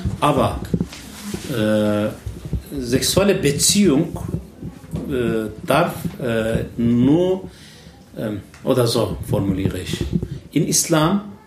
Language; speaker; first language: German; non-native, learner; Turkish